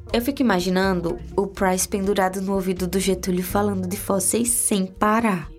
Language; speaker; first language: Portuguese; native; Portuguese